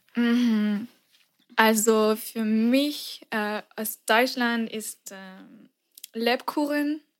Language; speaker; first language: German; non-native, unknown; French